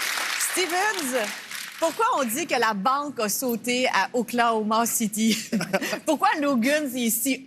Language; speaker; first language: French; native; French